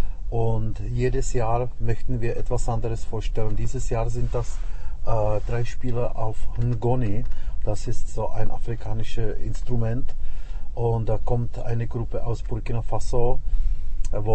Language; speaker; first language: German; non-native, fluent; Czech